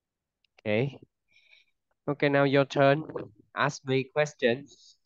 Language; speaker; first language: English; non-native, fluent; Vietnamese